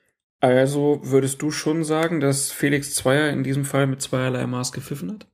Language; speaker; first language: German; native; German